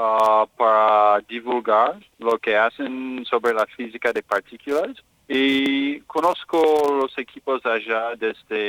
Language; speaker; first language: Spanish; non-native, learner; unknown